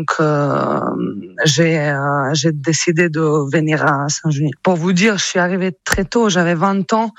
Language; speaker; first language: French; non-native, fluent; Croatian